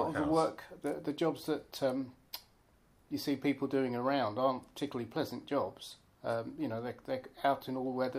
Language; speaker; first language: English; native; English